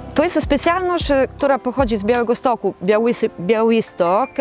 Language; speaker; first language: Polish; non-native, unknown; Italian